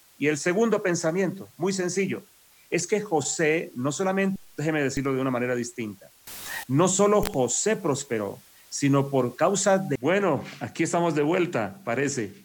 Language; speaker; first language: Spanish; native; Spanish